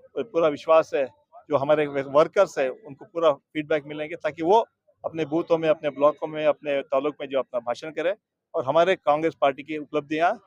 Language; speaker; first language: Hindi; non-native, local second language; Kannada